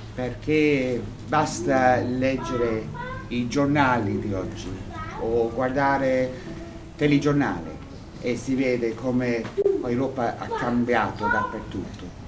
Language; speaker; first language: Italian; non-native, fluent; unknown